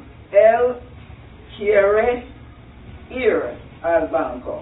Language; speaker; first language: Spanish; non-native, learner; English